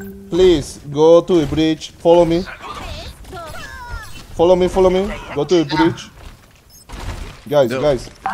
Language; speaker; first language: English; non-native, learner; Spanish